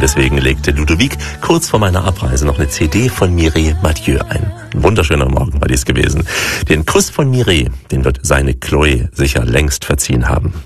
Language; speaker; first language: German; native; German